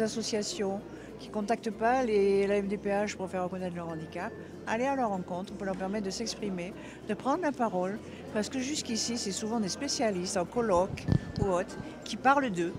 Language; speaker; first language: French; native; French